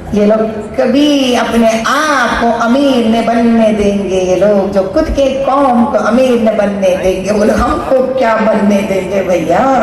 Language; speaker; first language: Hindi; non-native, local second language; Telugu